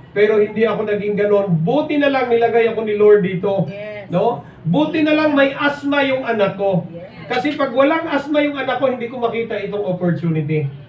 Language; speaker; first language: Filipino; non-native, local second language; Cebuano